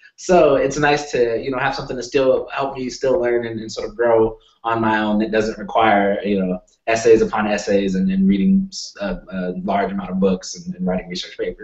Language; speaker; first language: English; native; English